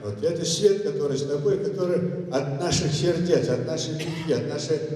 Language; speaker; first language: Russian; non-native, local second language; Kazakh